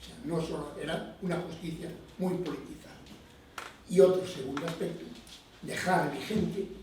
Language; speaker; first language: Spanish; non-native, local second language; Galician